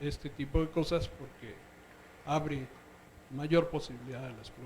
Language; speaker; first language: Spanish; native; Spanish